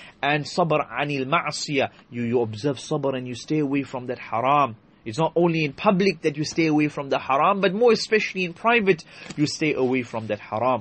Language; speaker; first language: English; native; English